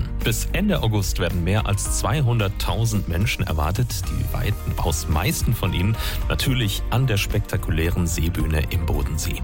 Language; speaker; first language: German; native; German